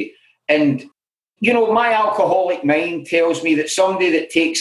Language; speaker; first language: English; native; English